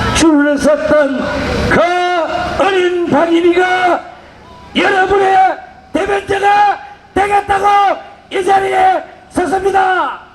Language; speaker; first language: Korean; native; Korean